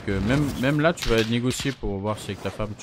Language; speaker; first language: French; native; French